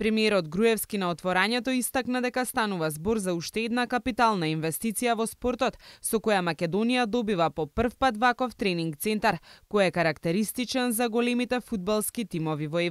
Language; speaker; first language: Macedonian; native; Macedonian